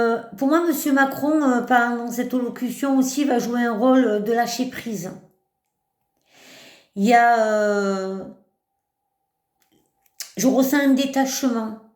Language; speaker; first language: French; native; French